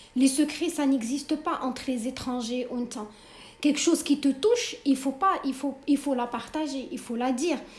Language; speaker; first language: French; non-native, local second language; Arabic